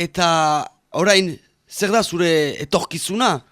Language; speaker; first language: Basque; native; Basque